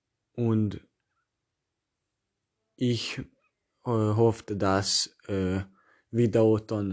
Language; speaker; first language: German; non-native, learner; Hungarian